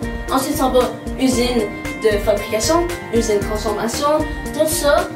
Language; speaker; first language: French; native; French